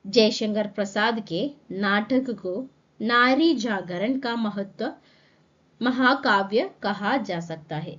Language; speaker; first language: Hindi; non-native, local second language; Malayalam